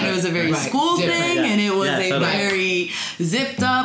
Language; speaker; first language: English; native; English